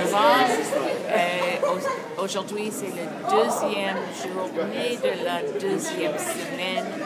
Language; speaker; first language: French; non-native, learner; English